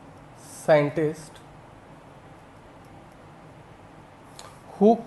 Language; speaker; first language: Hindi; native; Hindi